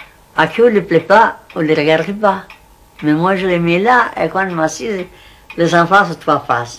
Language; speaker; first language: French; non-native, learner; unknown